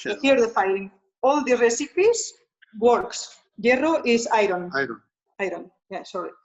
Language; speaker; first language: English; non-native, learner; Spanish